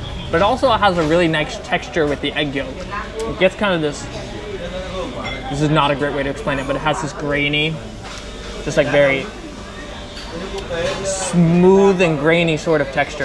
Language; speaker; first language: English; native; English